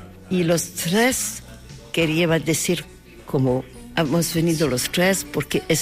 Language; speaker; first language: Spanish; non-native, learner; French